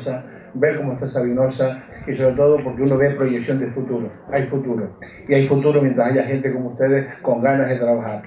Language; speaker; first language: Spanish; native; Spanish